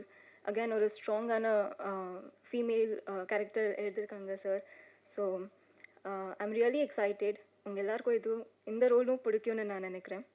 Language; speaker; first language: Tamil; non-native, fluent; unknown